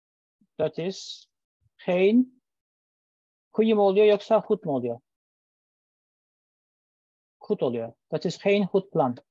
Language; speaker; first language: Dutch; non-native, learner; Turkish